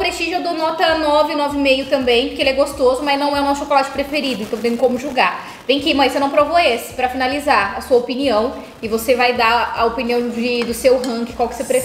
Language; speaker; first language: Portuguese; native; Portuguese